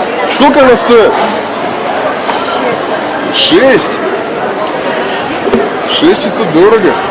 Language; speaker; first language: Russian; native; Russian